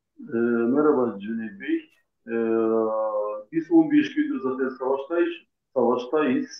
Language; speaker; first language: Turkish; non-native, local second language; Gagauz